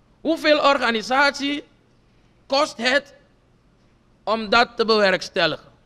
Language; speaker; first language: Dutch; non-native, local second language; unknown